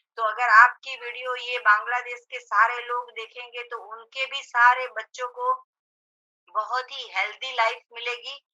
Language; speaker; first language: Hindi; non-native, local second language; Gujarati